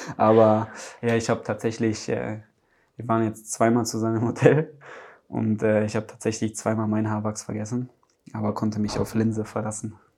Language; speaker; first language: German; early bilingual, other home language; Polish